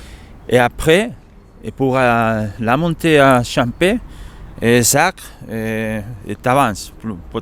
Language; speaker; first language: French; non-native, learner; Spanish